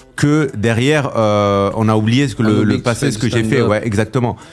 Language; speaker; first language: French; native; French